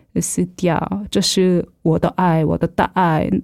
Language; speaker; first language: Chinese; non-native, fluent; Korean